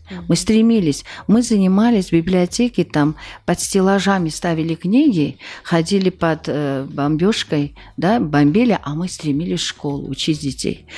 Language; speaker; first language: Russian; non-native, local second language; Armenian